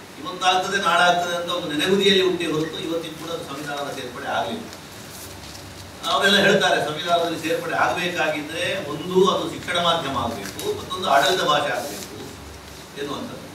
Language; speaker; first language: Kannada; non-native, local second language; Tulu